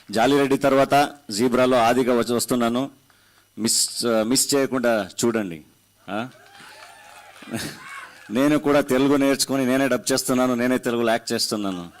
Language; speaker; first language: Telugu; non-native, learner; Kannada